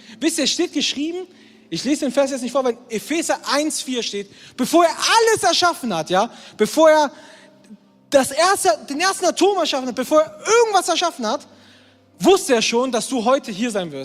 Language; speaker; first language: German; native; German